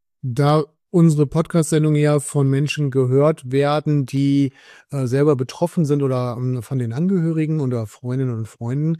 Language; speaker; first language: German; native; German